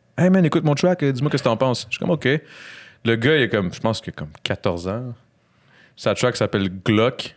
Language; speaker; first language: French; native; French